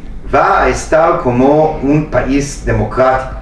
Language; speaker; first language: Spanish; non-native, fluent; Hebrew